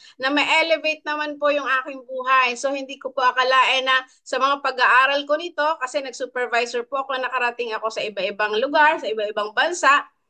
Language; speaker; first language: Filipino; native; Filipino